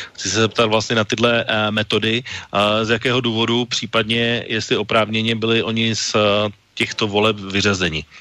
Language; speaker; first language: Czech; native; Czech